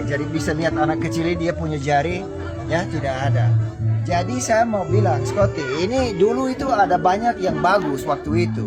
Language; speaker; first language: Indonesian; non-native, local second language; English